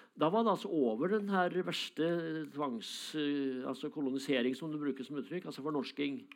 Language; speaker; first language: Norwegian; native; Norwegian